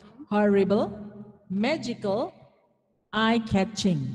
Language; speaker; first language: English; non-native, fluent; Indonesian